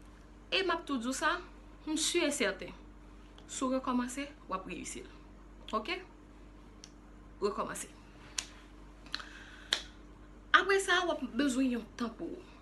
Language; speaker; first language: French; non-native, local second language; Haitian Creole